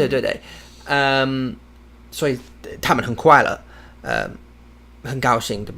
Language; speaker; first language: Chinese; non-native, learner; English